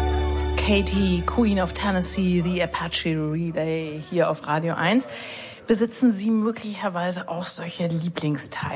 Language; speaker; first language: German; native; German